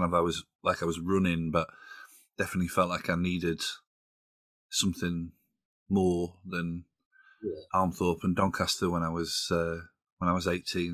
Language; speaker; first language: English; native; English